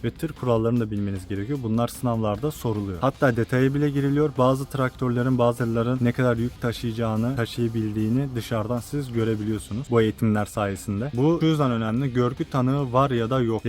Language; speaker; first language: Turkish; native; Turkish